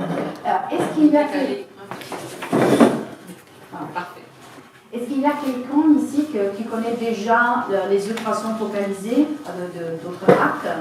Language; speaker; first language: French; non-native, fluent; Italian